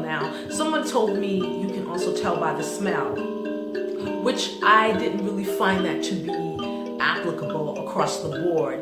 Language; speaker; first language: English; native; English